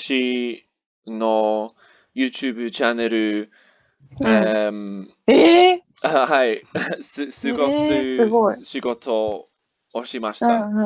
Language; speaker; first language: Japanese; non-native, learner; English